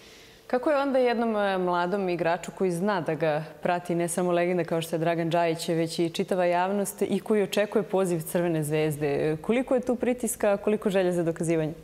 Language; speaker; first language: Serbian; native; Serbian